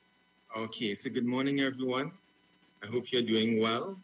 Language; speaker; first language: English; native; English